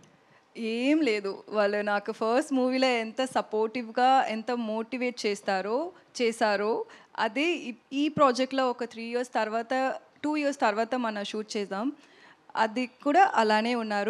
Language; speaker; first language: Telugu; non-native, learner; Tamil